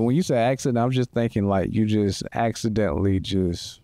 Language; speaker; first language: English; native; English